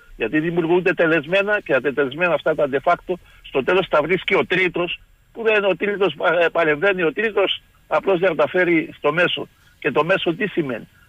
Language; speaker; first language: Greek; native; Greek